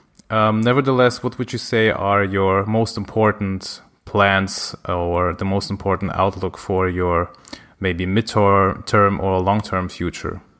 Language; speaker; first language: English; non-native, fluent; German